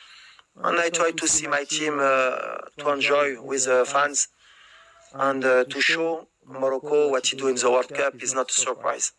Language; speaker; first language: English; non-native, learner; French